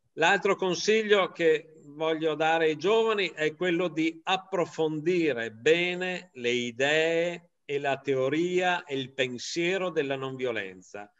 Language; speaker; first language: Italian; native; Italian